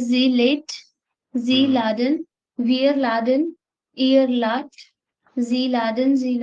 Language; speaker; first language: German; non-native, learner; Hindi